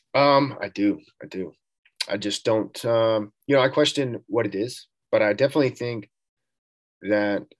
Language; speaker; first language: English; native; English